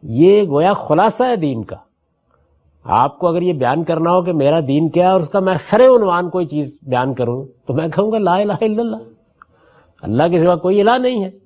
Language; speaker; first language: Urdu; native; Urdu